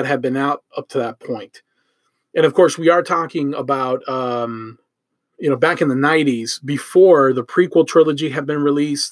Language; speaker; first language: English; early bilingual, other home language; Spanish